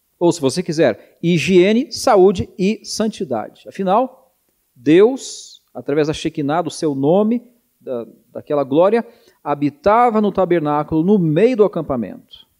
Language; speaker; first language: Portuguese; native; Portuguese